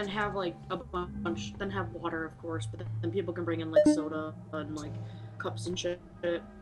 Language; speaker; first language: English; native; English